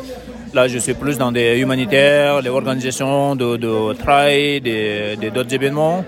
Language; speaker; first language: French; non-native, fluent; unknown